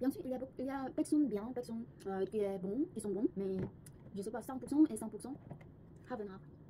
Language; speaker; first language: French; non-native, learner; Korean